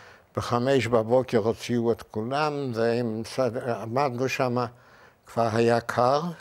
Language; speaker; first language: Hebrew; non-native, fluent; Yiddish